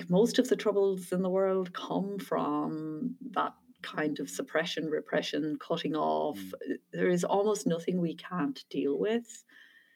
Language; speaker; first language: English; native; English